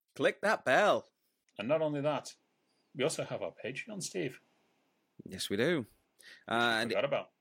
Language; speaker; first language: English; native; English